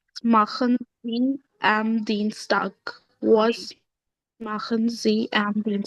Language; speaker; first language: German; non-native, learner; Urdu